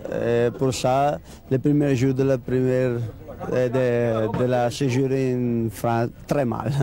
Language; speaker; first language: French; non-native, learner; Italian